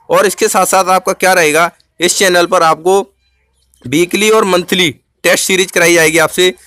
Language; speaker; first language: Hindi; native; Hindi